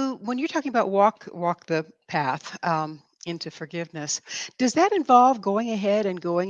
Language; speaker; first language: English; native; English